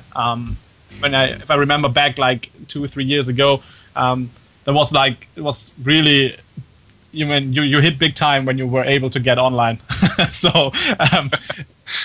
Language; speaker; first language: English; non-native, fluent; German